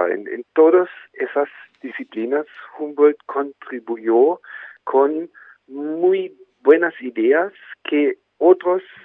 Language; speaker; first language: Spanish; non-native, fluent; German